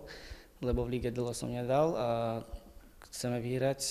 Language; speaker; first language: Slovak; non-native, learner; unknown